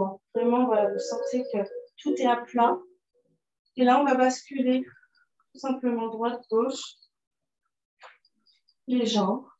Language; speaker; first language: French; native; French